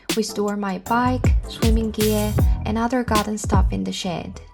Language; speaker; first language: English; non-native, fluent; Korean